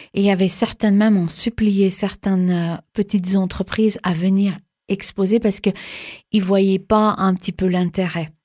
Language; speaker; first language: French; native; French